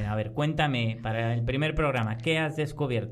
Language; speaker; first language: Spanish; native; Spanish